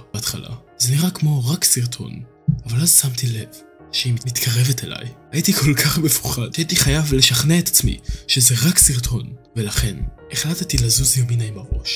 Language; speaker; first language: Hebrew; native; Hebrew